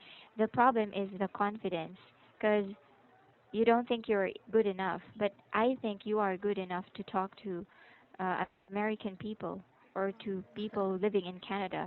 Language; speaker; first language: English; non-native, local second language; Filipino